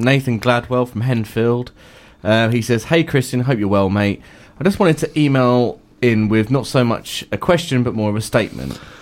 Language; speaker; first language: English; native; English